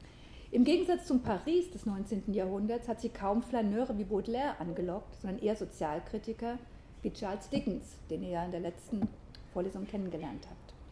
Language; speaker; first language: German; native; German